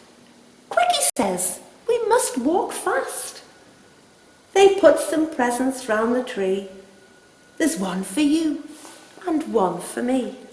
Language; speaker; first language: English; native; English